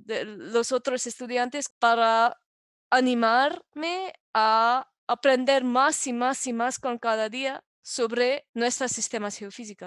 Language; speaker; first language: Spanish; non-native, fluent; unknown